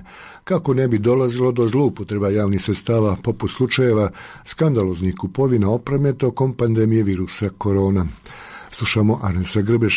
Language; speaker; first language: Croatian; native; Croatian